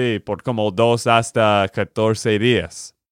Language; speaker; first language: Spanish; non-native, learner; English